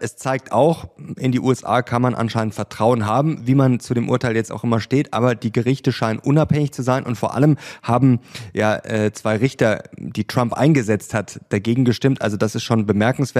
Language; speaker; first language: German; native; German